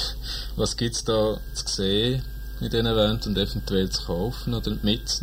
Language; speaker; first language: German; native; German